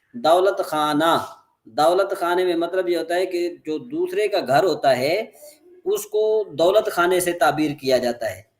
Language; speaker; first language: Urdu; non-native, local second language; Sindhi